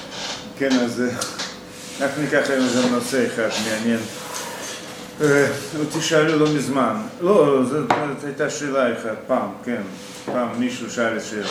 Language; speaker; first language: Hebrew; non-native, fluent; Russian